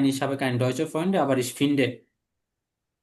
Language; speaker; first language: German; non-native, learner; Bangla